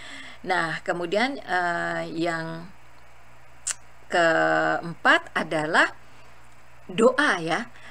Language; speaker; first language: Indonesian; native; Indonesian